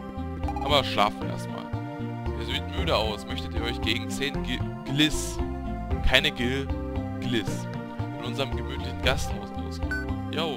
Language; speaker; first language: German; native; German